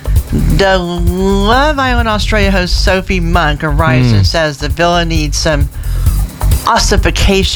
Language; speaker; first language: English; native; English